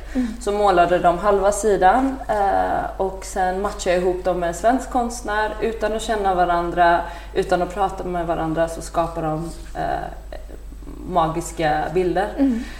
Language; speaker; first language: Swedish; early bilingual, other home language; Persian